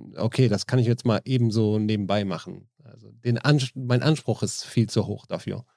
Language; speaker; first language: German; native; German